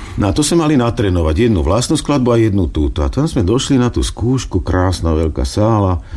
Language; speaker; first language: Slovak; native; Slovak